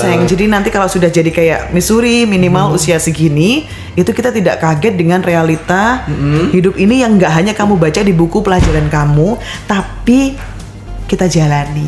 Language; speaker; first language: Indonesian; native; Indonesian